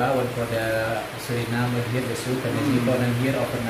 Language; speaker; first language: Dutch; non-native, learner; Indonesian